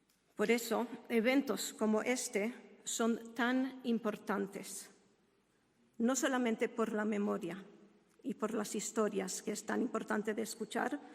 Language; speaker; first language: Spanish; non-native, fluent; Hebrew